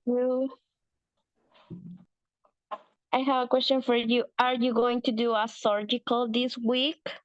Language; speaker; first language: English; non-native, learner; Spanish